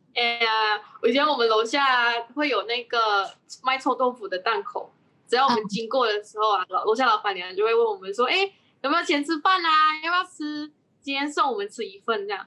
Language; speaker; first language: Chinese; native; Chinese